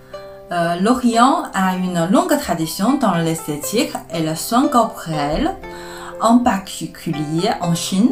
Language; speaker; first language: French; non-native, fluent; Chinese